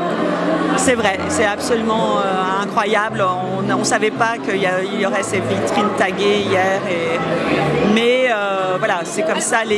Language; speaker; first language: French; native; French